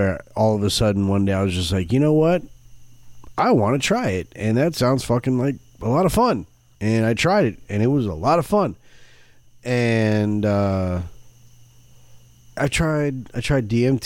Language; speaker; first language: English; native; English